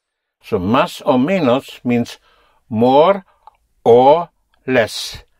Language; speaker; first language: Spanish; non-native, fluent; English